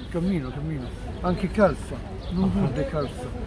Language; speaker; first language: Italian; non-native, learner; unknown